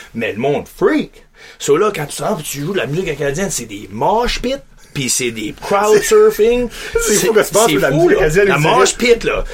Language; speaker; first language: French; native; French